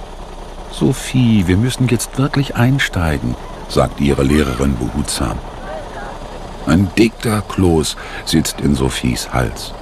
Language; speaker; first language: German; native; German